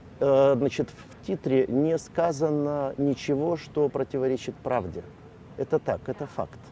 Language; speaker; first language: Russian; native; Russian